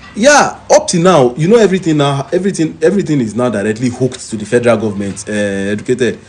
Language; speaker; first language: English; non-native, local second language; Yoruba